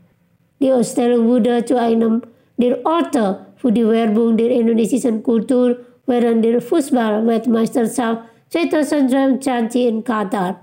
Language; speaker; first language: German; non-native, fluent; Indonesian